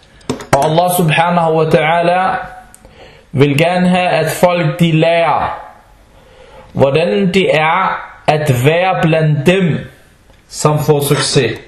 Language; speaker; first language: Danish; non-native, fluent; Arabic